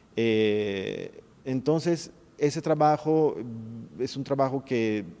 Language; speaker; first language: Spanish; native; Spanish